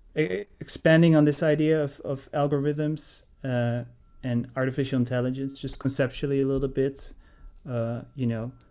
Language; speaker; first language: English; non-native, fluent; Dutch